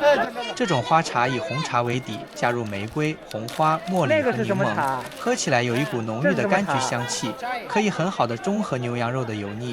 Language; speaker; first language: Chinese; native; Chinese